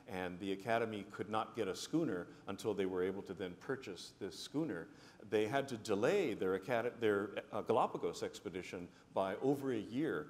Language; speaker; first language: English; native; English